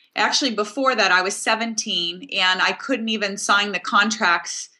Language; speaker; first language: English; native; English